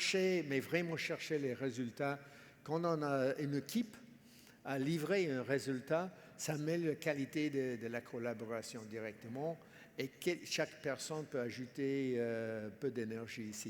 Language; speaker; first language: French; non-native, fluent; English